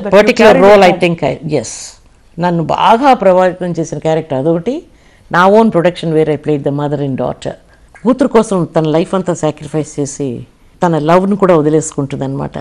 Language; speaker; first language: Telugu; non-native, local second language; Kannada